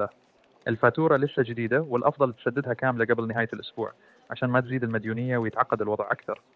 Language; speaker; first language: Arabic; native; Arabic